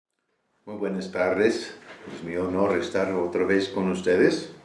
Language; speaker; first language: Spanish; non-native, fluent; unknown